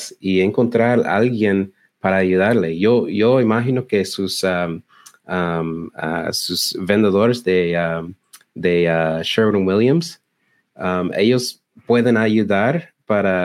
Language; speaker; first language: Spanish; non-native, learner; English